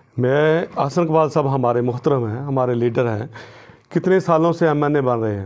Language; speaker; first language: Urdu; non-native, local second language; Punjabi